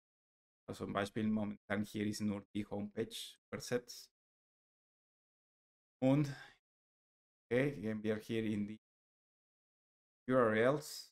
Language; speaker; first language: German; non-native, learner; Spanish